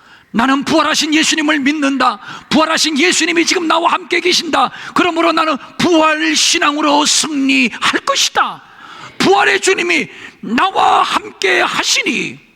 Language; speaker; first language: Korean; native; Korean